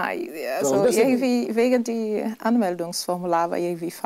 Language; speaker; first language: German; non-native, fluent; Portuguese